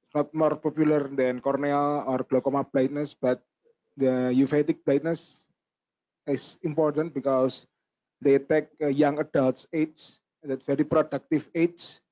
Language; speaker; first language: English; non-native, learner; Indonesian